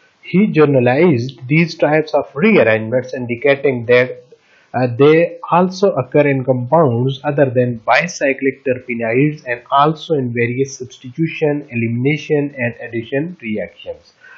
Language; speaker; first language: English; non-native, local second language; Hindi